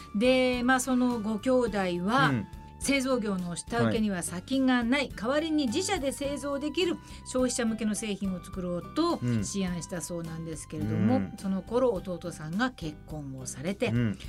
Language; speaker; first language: Japanese; native; Japanese